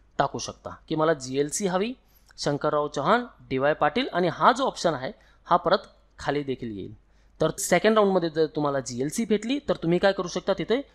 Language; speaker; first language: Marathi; non-native, local second language; Hindi